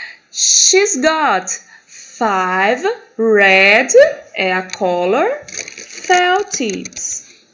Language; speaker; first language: English; non-native, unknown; Portuguese